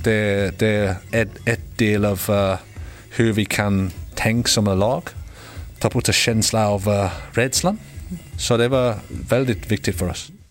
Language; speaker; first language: Swedish; non-native, learner; English